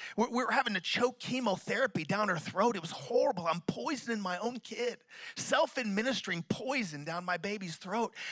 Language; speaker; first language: English; native; English